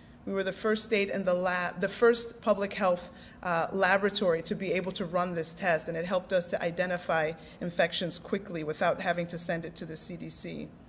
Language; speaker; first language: English; native; English